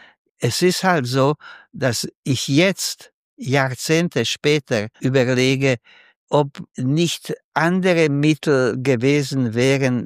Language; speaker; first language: German; non-native, fluent; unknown